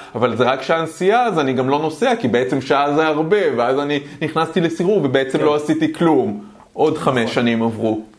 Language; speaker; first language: Hebrew; native; Hebrew